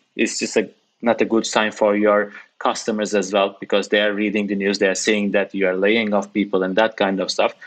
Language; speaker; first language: English; non-native, fluent; Turkish